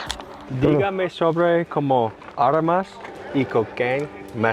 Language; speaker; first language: Spanish; non-native, learner; English